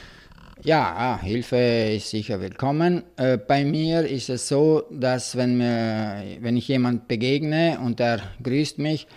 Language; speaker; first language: German; non-native, local second language; Italian